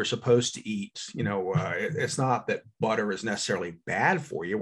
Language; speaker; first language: English; native; English